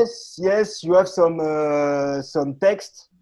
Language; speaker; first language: English; non-native, learner; French